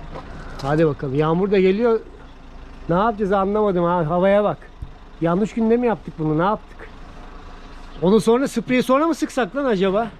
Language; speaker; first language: Turkish; native; Turkish